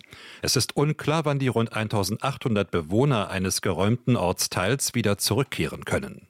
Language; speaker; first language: German; native; German